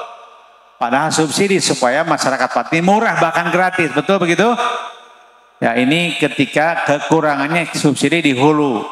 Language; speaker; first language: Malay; non-native, local second language; Sundanese